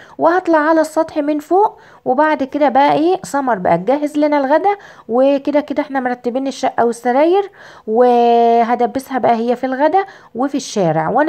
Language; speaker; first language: Arabic; native; Arabic